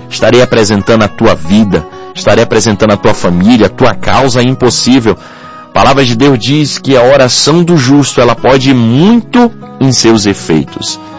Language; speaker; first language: Portuguese; native; Portuguese